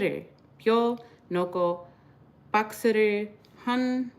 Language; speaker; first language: Korean; non-native, learner; English